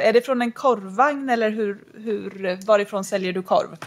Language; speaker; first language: Swedish; native; Swedish